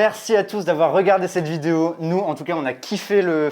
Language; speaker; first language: French; native; French